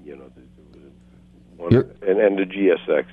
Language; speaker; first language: English; non-native, fluent; Hungarian